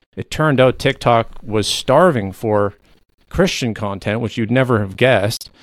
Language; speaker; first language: English; non-native, fluent; Low German